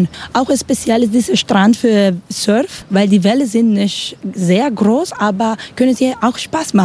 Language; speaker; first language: German; non-native, learner; Spanish